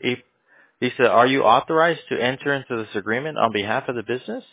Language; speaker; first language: English; early bilingual, other home language; Spanish